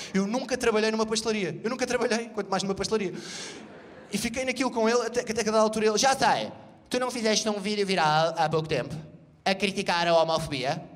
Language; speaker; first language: Portuguese; native; Portuguese